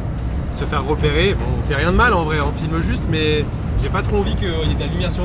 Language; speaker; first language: French; native; French